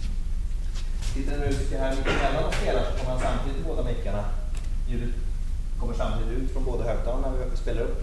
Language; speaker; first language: Swedish; native; Swedish